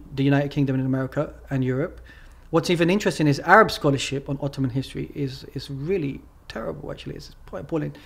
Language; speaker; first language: English; native; English